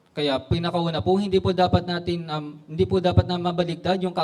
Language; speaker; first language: Filipino; native; Filipino